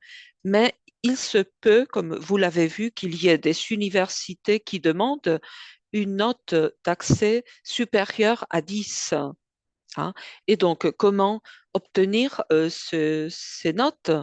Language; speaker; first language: French; non-native, fluent; Spanish